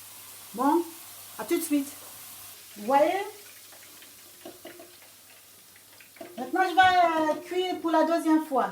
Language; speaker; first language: French; non-native, fluent; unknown